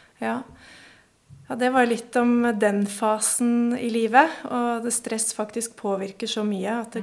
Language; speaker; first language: Norwegian; native; Norwegian